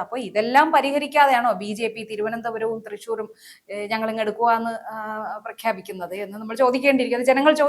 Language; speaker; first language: Malayalam; native; Malayalam